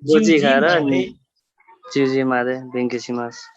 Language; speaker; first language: Japanese; non-native, learner; Nepali